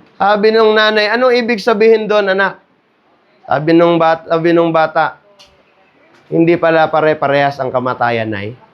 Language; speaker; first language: Filipino; non-native, local second language; Cebuano